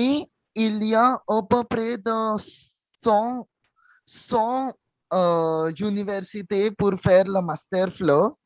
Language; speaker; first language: French; non-native, fluent; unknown